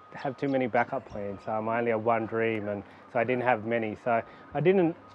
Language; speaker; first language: English; native; English